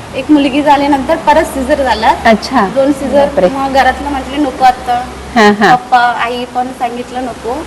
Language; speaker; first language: Marathi; non-native, local second language; Telugu